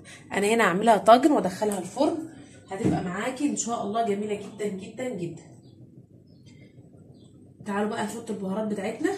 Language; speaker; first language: Arabic; native; Arabic